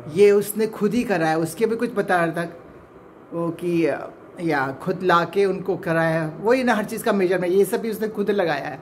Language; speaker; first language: Hindi; native; Hindi